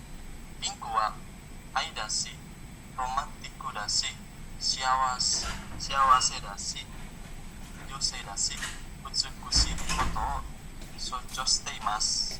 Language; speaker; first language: Japanese; non-native, learner; Indonesian